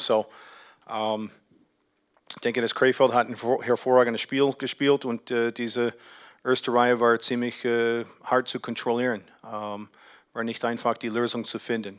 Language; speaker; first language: German; non-native, fluent; English